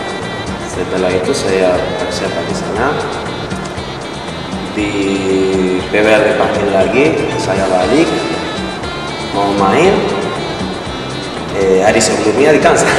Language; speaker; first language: Indonesian; non-native, fluent; Spanish